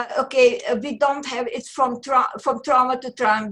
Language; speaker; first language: English; non-native, fluent; German